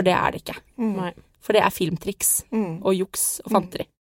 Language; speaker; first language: Norwegian; native; Norwegian